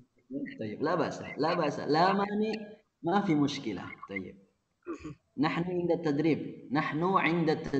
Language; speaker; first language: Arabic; non-native, fluent; Indonesian